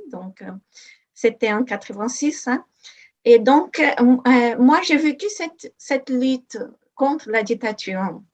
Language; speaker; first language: French; non-native, fluent; Portuguese